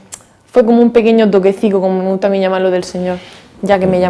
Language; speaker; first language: Spanish; native; Spanish